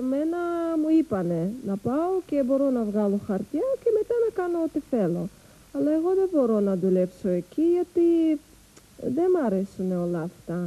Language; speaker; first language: Greek; non-native, learner; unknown